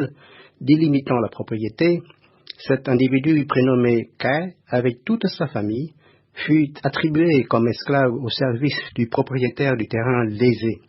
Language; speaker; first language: French; non-native, fluent; Khmer